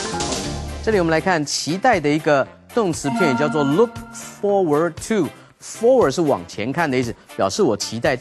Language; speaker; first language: Chinese; native; Chinese